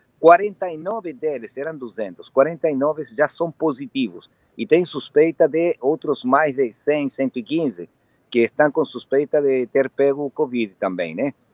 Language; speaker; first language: Portuguese; non-native, fluent; Spanish